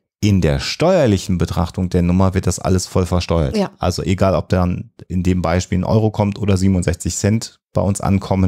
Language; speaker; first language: German; native; German